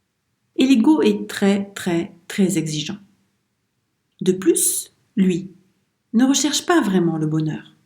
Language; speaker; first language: French; native; French